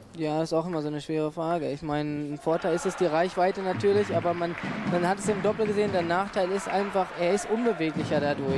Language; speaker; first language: German; native; German